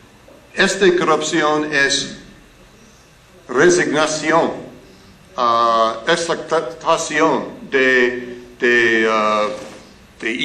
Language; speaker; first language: Spanish; non-native, learner; English